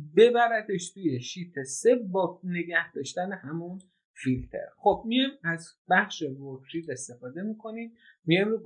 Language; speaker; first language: Persian; native; Persian